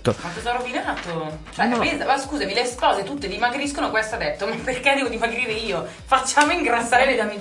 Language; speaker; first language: Italian; native; Italian